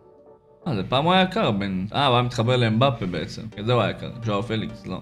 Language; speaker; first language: Hebrew; native; Hebrew